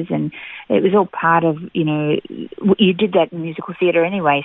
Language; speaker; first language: English; native; English